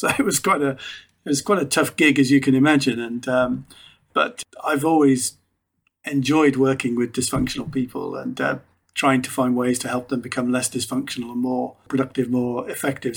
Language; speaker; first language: English; native; English